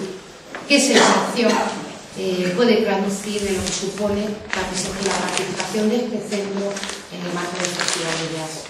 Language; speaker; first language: Spanish; native; Spanish